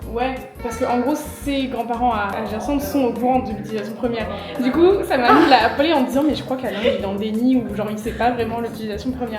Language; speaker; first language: French; native; French